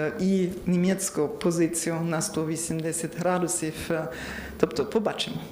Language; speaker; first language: Ukrainian; non-native, learner; German